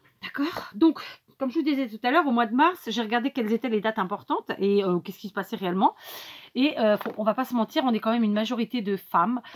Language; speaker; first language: French; native; French